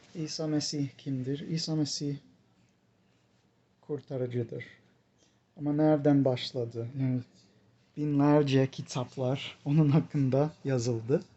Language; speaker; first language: Turkish; non-native, fluent; English